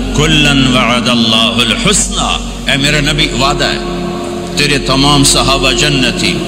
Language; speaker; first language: Urdu; non-native, local second language; Punjabi